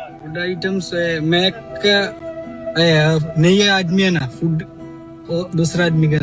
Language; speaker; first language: Hindi; non-native, local second language; Malayalam